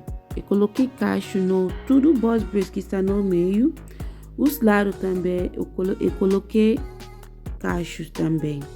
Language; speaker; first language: Portuguese; non-native, learner; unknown